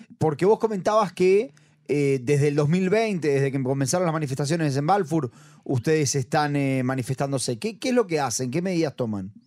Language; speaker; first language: Spanish; native; Spanish